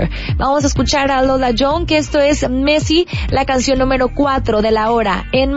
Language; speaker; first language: Spanish; native; Spanish